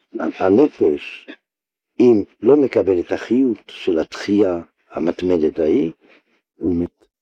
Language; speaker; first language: Hebrew; non-native, fluent; French